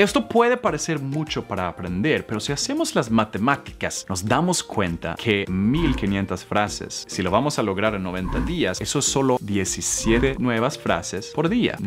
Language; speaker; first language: Spanish; non-native, fluent; Swedish